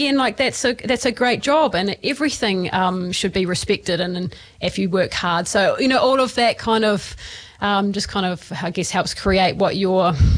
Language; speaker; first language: English; native; English